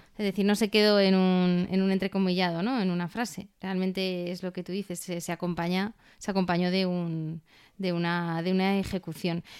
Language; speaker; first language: Spanish; native; Spanish